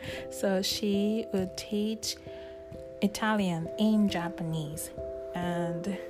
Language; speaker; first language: English; non-native, fluent; Japanese